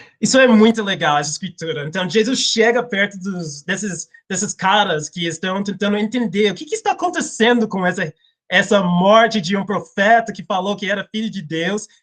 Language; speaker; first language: Portuguese; non-native, fluent; English